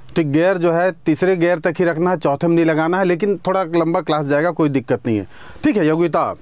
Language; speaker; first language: Hindi; native; Hindi